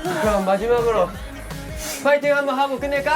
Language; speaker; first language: Korean; non-native, fluent; Japanese